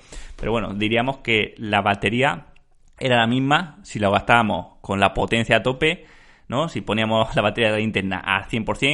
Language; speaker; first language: Spanish; native; Spanish